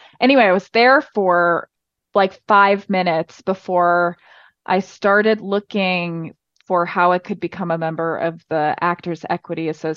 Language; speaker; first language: English; native; English